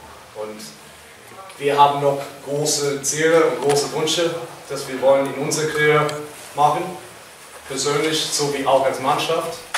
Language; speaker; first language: German; non-native, fluent; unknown